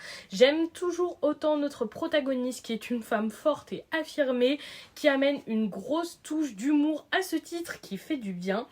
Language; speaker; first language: French; native; French